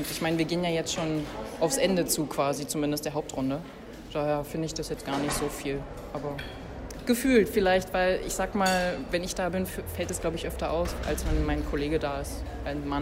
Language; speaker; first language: German; native; German